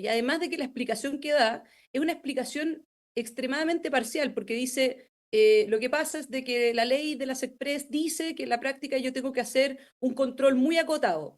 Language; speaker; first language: Spanish; native; Spanish